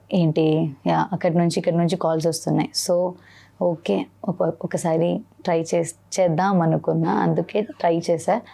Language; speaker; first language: Telugu; non-native, learner; Malayalam